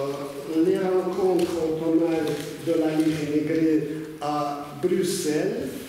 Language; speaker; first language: French; non-native, fluent; Russian